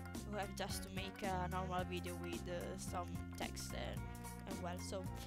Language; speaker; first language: English; non-native, learner; Italian